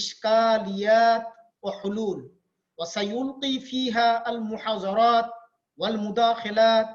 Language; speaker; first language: Arabic; non-native, fluent; Bangla